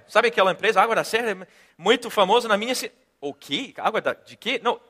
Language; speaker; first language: Portuguese; non-native, fluent; English